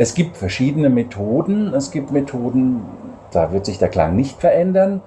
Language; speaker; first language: German; native; German